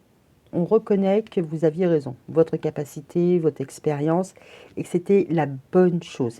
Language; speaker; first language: French; native; French